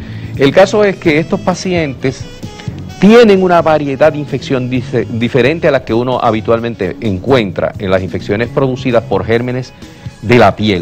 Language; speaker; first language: Spanish; native; Spanish